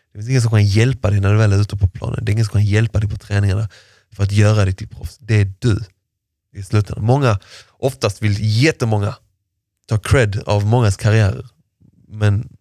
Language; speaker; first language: Swedish; early bilingual, other home language; Persian